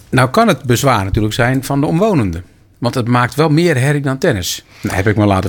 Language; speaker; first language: Dutch; native; Dutch